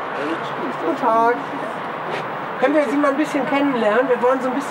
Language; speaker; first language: German; native; German